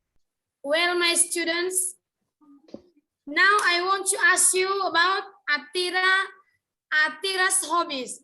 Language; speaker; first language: English; non-native, learner; Indonesian